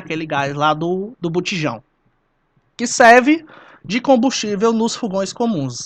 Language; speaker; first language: Portuguese; native; Portuguese